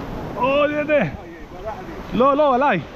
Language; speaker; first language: Hebrew; native; Hebrew